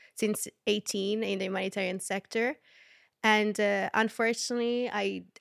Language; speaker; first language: English; early bilingual, other home language; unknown